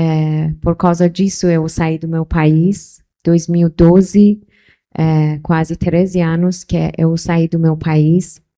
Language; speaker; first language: Portuguese; non-native, local second language; Persian